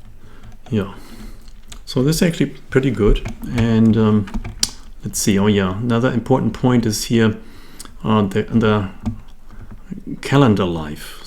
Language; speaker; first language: English; non-native, fluent; German